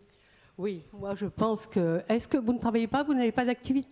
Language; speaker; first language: French; native; French